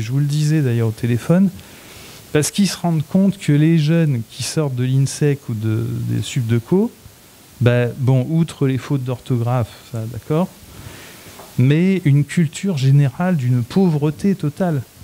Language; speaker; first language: French; native; French